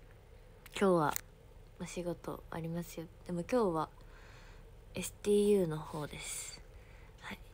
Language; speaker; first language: Japanese; native; Japanese